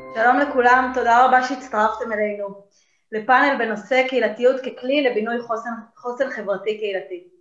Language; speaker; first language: Hebrew; early bilingual, other home language; Spanish